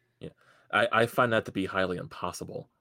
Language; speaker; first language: English; native; English